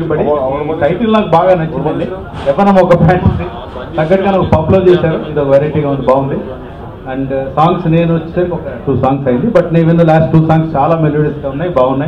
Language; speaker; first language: Telugu; native; Telugu